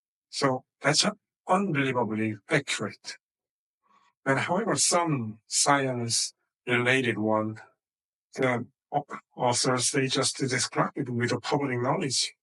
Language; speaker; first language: English; non-native, fluent; Korean